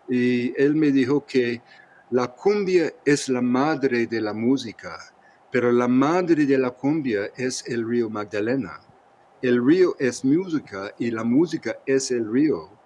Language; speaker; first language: Spanish; non-native, fluent; English